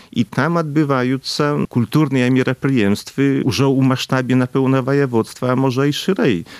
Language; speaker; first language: Belarusian; early bilingual, heritage; Belarusian